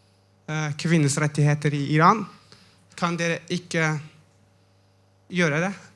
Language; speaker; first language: Norwegian; non-native, fluent; Persian